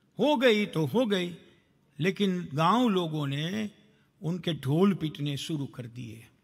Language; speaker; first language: Hindi; non-native, local second language; Gujarati